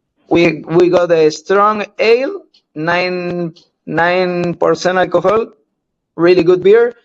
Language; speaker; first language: English; non-native, learner; Spanish